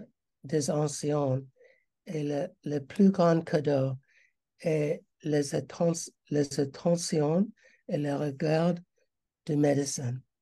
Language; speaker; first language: French; non-native, learner; English